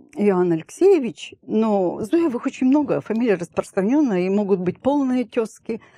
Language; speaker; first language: Russian; native; Russian